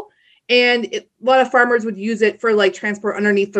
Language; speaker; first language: English; native; English